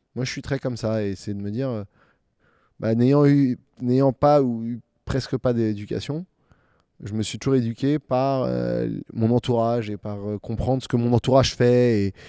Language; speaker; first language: French; native; French